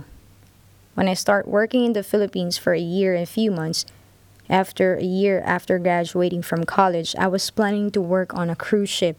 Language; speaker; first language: English; non-native, local second language; Filipino